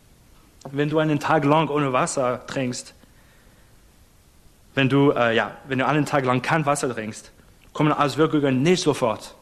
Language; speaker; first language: German; non-native, fluent; English